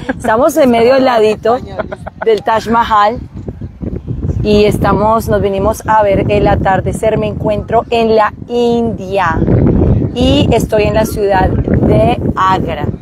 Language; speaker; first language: Spanish; native; Spanish